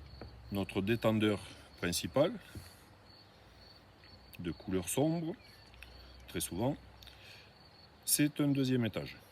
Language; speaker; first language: French; native; French